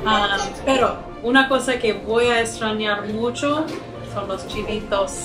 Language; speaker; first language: Spanish; non-native, fluent; English